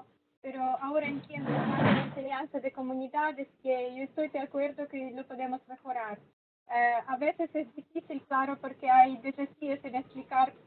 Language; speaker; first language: Spanish; non-native, fluent; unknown